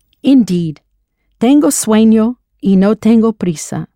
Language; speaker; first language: Spanish; non-native, fluent; English